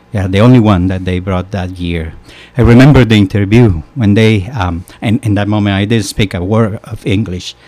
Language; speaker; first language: English; non-native, fluent; Spanish